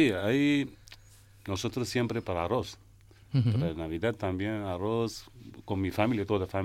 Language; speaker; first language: Spanish; non-native, learner; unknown